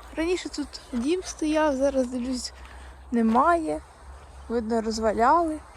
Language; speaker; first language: Ukrainian; native; Ukrainian